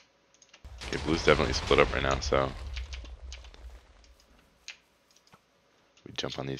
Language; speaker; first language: English; native; English